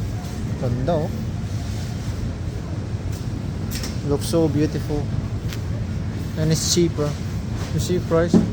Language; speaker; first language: English; non-native, learner; Filipino